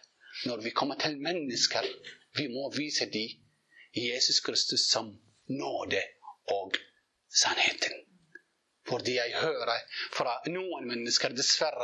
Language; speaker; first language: Swedish; non-native, learner; Arabic